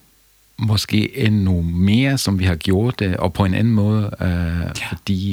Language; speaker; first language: Danish; non-native, fluent; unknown